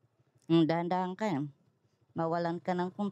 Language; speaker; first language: Filipino; native; Filipino